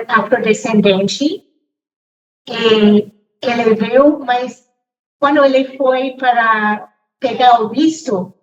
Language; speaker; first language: Portuguese; non-native, fluent; English